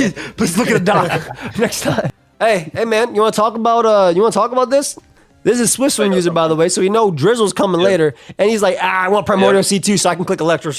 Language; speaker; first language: English; native; English